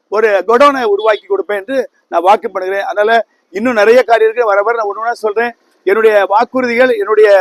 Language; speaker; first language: Tamil; native; Tamil